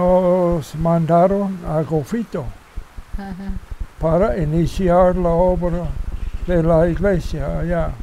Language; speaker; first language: Spanish; non-native, fluent; English